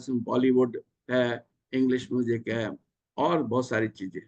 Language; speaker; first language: Hindi; native; Hindi